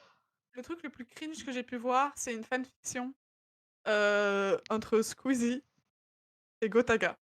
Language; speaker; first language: French; native; French